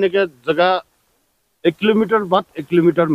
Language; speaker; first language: Hindi; non-native, local second language; Nepali